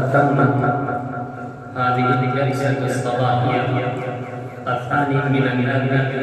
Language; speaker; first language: Arabic; non-native, fluent; Urdu